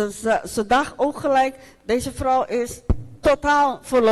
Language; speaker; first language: Dutch; non-native, local second language; Papiamento